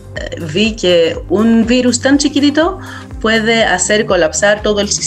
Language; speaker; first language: Spanish; non-native, fluent; Greek